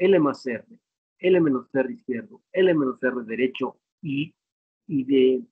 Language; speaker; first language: Spanish; native; Spanish